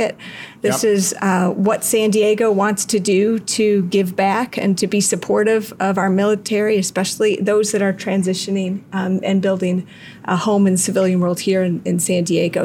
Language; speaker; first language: English; native; English